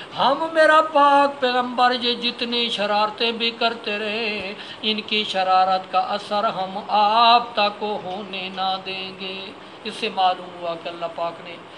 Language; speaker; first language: Urdu; non-native, local second language; Punjabi